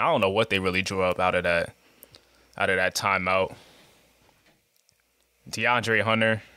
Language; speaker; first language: English; native; English